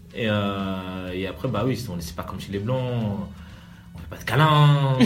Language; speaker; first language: French; early bilingual, other home language; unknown